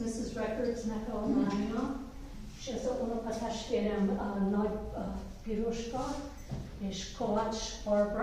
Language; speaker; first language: Hungarian; early bilingual, heritage; Hungarian